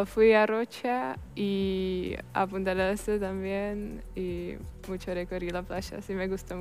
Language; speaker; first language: Spanish; non-native, learner; Czech